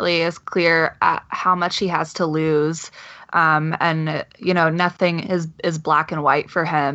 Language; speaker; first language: English; native; English